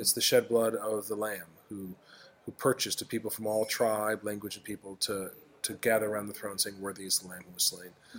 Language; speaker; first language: English; native; English